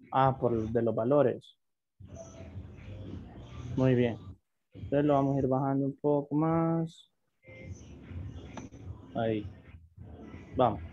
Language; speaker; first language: Spanish; native; Spanish